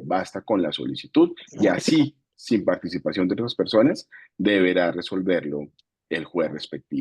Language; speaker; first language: Spanish; native; Spanish